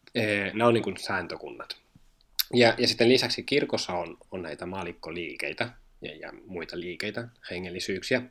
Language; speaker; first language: Finnish; non-native, fluent; Spanish